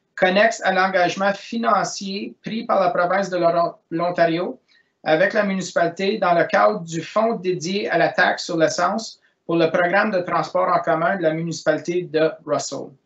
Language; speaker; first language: French; native; French